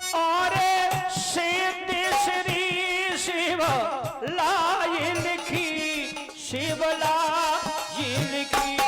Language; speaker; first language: Hindi; native; Hindi